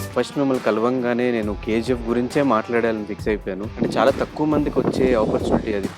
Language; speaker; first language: Telugu; native; Telugu